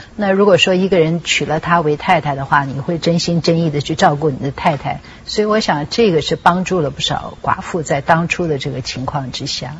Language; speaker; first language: Chinese; native; Chinese